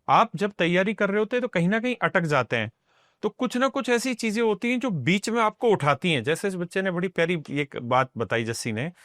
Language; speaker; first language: Hindi; non-native, local second language; Punjabi